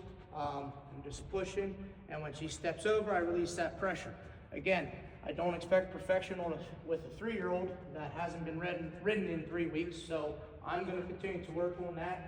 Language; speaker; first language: English; native; English